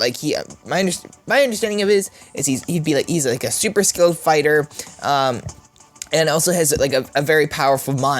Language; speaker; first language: English; native; English